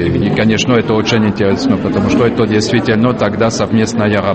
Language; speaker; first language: Russian; non-native, fluent; French